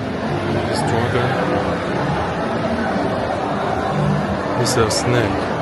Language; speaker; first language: English; non-native, learner; Chinese